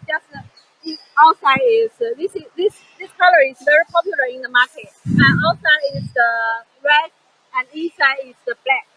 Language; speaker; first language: English; non-native, fluent; Chinese